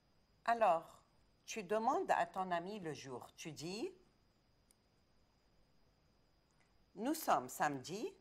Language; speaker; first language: French; non-native, fluent; Arabic